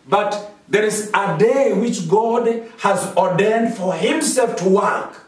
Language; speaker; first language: English; non-native, local second language; Swahili